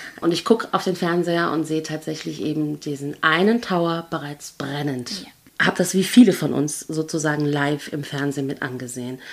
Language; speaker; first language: German; native; German